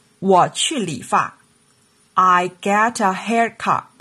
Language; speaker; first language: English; non-native, fluent; Chinese